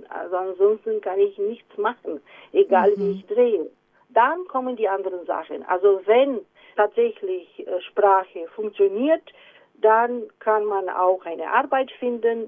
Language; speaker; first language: German; non-native, fluent; Romanian